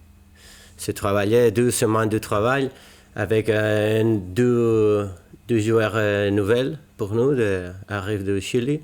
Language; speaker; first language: French; non-native, learner; Spanish